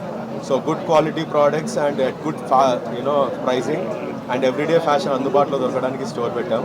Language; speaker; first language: Telugu; native; Telugu